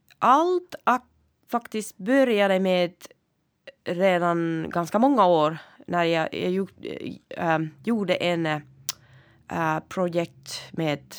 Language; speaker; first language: Swedish; non-native, local second language; Finnish